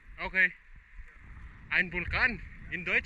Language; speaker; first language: German; non-native, learner; Filipino